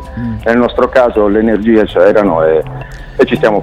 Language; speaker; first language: Italian; native; Italian